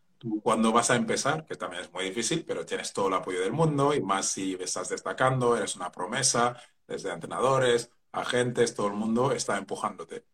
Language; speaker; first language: Spanish; non-native, fluent; Wolof